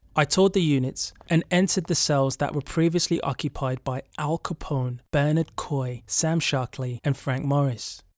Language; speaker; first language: English; native; English